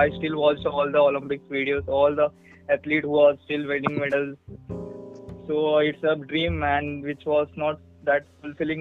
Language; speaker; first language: English; non-native, local second language; Marathi